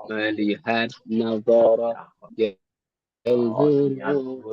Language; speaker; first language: Arabic; non-native, fluent; Indonesian